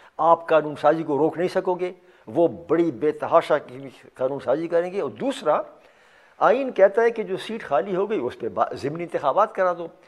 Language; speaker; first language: Urdu; non-native, local second language; Pashto